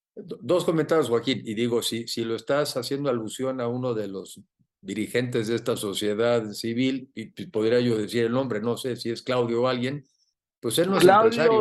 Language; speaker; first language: Spanish; native; Spanish